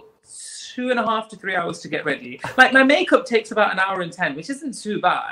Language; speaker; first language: English; native; English